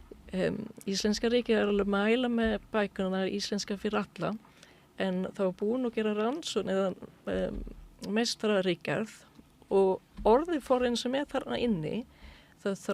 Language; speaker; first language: Icelandic; non-native, fluent; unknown